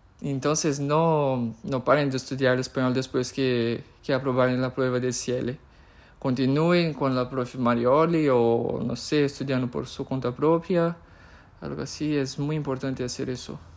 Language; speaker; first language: Spanish; non-native, fluent; Portuguese